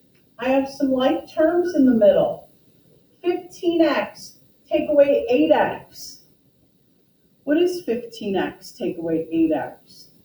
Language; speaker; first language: English; native; English